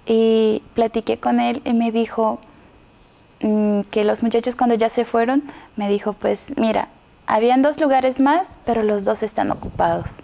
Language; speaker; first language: Spanish; non-native, fluent; Kazakh